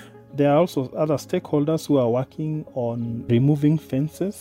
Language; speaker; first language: English; non-native, local second language; Masai